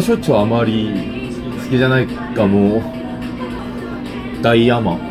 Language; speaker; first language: Japanese; non-native, fluent; Korean